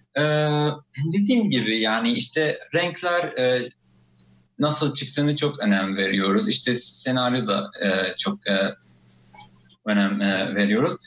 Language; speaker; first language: Turkish; non-native, fluent; Arabic